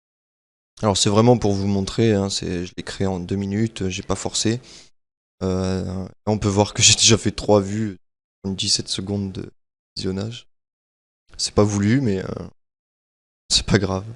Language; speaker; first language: French; native; French